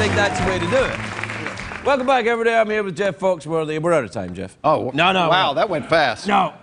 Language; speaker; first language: English; native; English